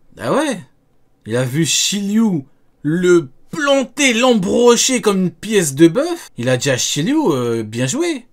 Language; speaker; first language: French; native; French